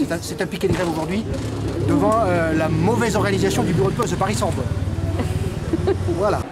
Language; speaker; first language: French; native; French